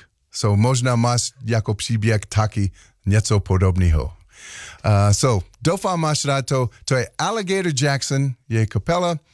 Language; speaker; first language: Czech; non-native, learner; English